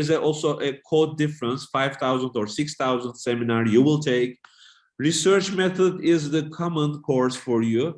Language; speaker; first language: English; non-native, fluent; Turkish